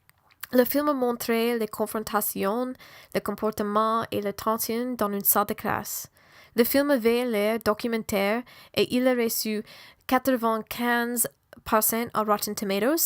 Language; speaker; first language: French; non-native, learner; English